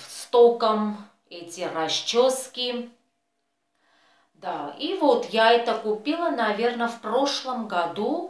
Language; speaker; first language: Russian; non-native, fluent; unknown